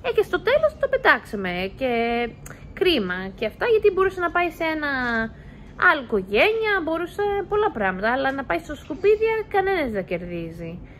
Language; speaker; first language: Greek; early bilingual, heritage; Greek